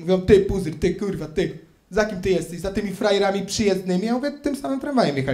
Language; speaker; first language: Polish; native; Polish